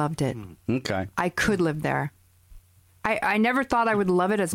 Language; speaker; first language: English; native; English